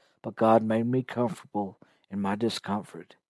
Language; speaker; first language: English; native; English